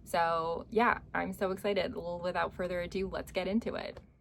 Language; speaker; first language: English; native; English